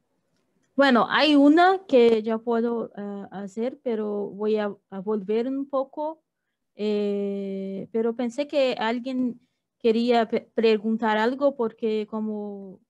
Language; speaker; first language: Spanish; non-native, fluent; Portuguese